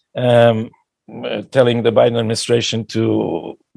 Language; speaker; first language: English; non-native, fluent; Hebrew